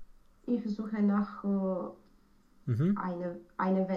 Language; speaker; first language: German; non-native, learner; Romanian